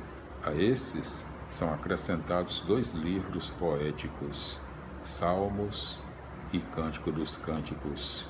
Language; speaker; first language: Portuguese; native; Portuguese